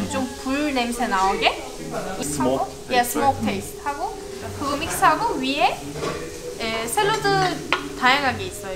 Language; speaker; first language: Korean; non-native, fluent; Turkish